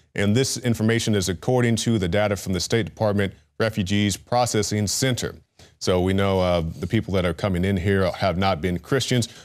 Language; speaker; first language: English; native; English